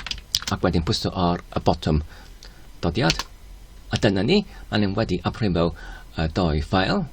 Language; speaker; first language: Welsh; non-native, learner; Polish